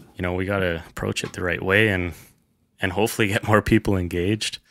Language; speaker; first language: English; native; English